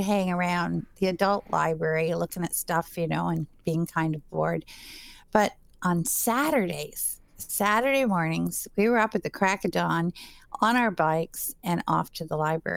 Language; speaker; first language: English; native; English